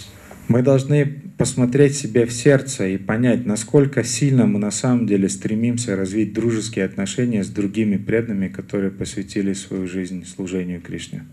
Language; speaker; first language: Russian; native; Russian